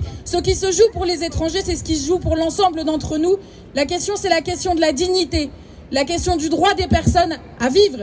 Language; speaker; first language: French; native; French